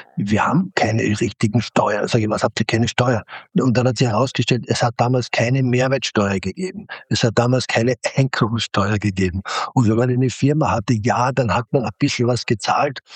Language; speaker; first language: German; non-native, local second language; Slovenian